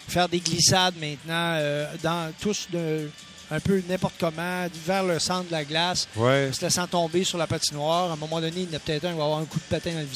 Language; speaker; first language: French; native; French